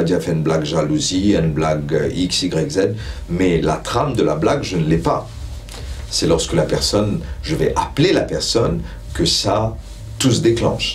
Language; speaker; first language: French; non-native, local second language; Morisyen